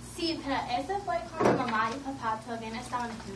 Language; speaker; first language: Spanish; non-native, learner; English